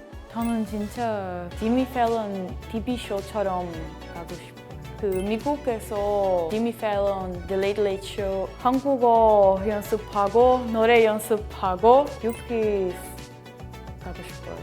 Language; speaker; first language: Korean; non-native, learner; Portuguese